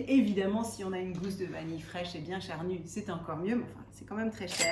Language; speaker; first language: French; native; French